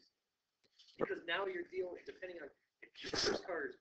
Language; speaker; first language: English; native; English